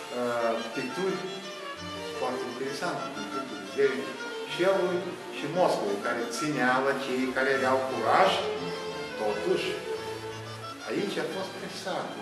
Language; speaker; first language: Romanian; non-native, local second language; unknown